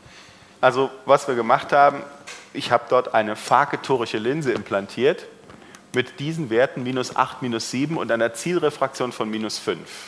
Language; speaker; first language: German; native; German